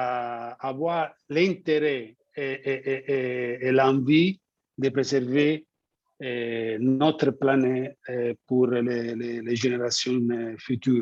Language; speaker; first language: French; non-native, fluent; Italian